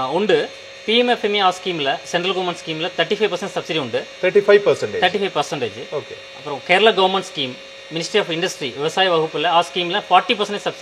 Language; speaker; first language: Malayalam; non-native, local second language; Tamil